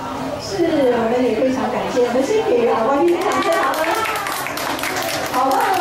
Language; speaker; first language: Chinese; native; Chinese